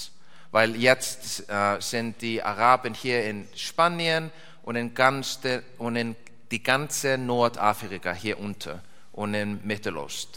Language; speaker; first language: German; non-native, learner; English